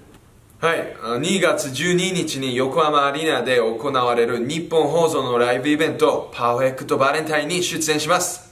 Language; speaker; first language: Japanese; non-native, fluent; Korean